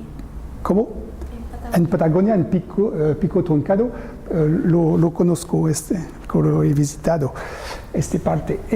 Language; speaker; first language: Spanish; non-native, learner; French